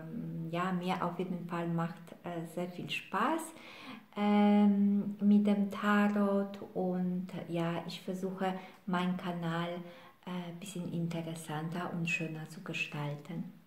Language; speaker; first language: German; non-native, fluent; Polish